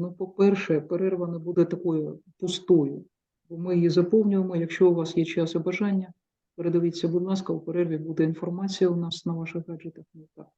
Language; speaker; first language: Ukrainian; native; Ukrainian